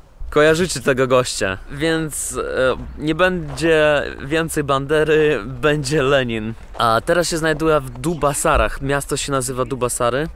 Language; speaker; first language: Polish; non-native, learner; Russian